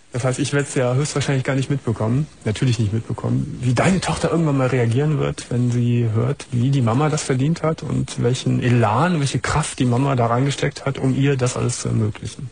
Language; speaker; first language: German; native; German